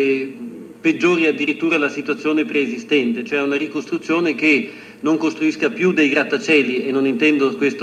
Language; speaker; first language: Italian; native; Italian